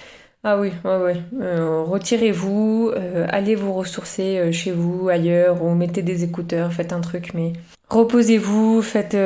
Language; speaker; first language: French; native; French